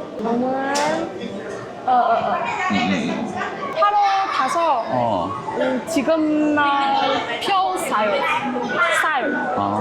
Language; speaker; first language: Korean; non-native, learner; Vietnamese